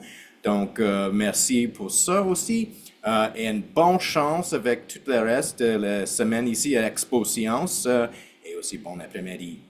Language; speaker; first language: French; non-native, fluent; English